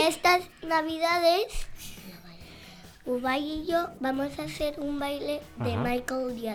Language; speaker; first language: Spanish; native; Spanish